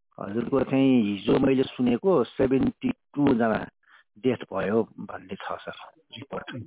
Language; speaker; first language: Nepali; native; Nepali